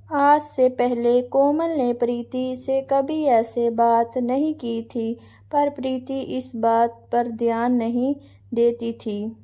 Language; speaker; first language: Hindi; non-native, local second language; Punjabi